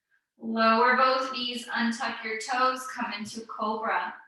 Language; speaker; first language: English; native; English